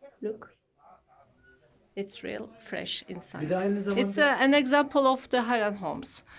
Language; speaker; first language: English; non-native, learner; Turkish